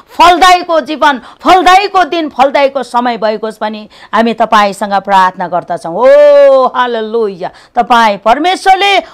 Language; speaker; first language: Nepali; native; Nepali